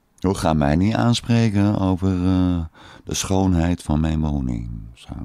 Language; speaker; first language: Dutch; native; Dutch